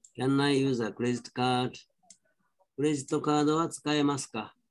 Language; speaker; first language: Japanese; native; Japanese